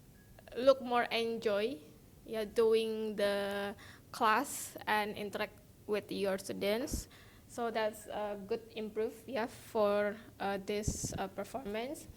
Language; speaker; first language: English; non-native, local second language; Indonesian